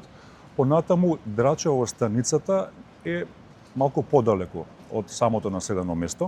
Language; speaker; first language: Macedonian; native; Macedonian